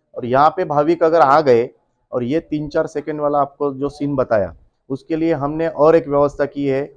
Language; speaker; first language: Hindi; non-native, local second language; Marathi